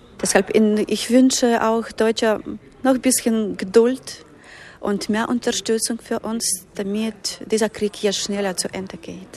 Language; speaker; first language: German; non-native, fluent; Ukrainian